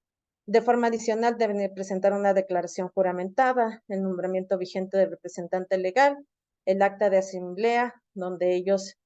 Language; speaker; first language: Spanish; native; Spanish